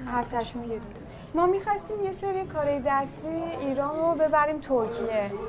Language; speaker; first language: Persian; non-native, fluent; Turkish